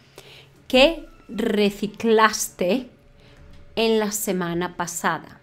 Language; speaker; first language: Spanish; non-native, fluent; English